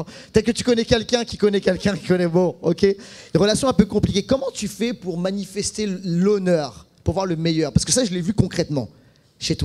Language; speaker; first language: French; native; French